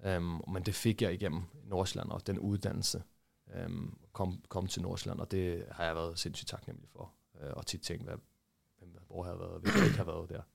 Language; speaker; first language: Danish; early bilingual, other home language; Portuguese